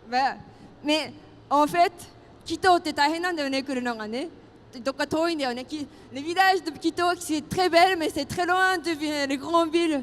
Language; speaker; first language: French; non-native, fluent; Japanese